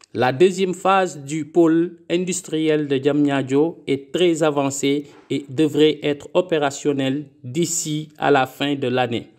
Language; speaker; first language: French; non-native, local second language; Wolof